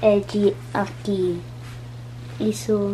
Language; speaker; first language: Portuguese; early bilingual, heritage; Portuguese